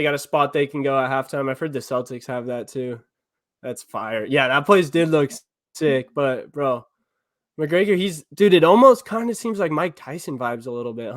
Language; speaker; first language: English; native; English